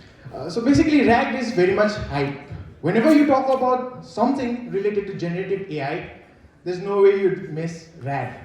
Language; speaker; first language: English; non-native, local second language; Nepali